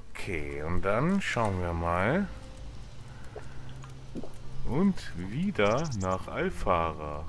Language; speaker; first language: German; native; German